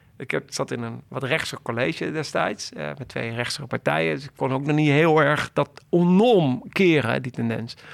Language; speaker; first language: Dutch; native; Dutch